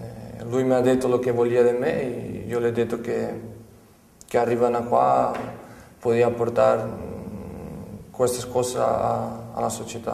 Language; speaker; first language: Italian; non-native, fluent; Portuguese